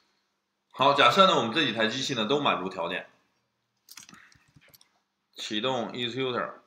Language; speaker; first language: Chinese; native; Chinese